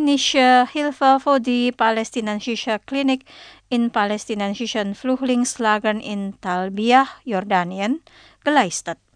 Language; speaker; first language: German; non-native, fluent; Indonesian